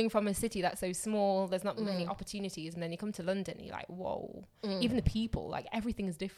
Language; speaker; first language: English; native; English